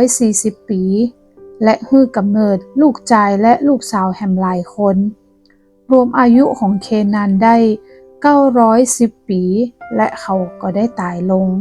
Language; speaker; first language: Thai; non-native, local second language; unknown